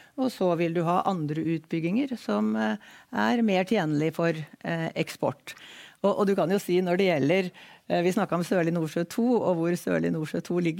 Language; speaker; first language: Norwegian; native; Norwegian